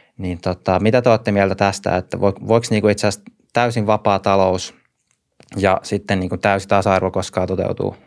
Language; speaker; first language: Finnish; native; Finnish